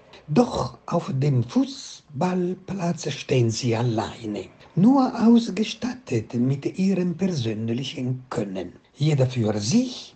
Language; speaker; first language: German; non-native, fluent; Italian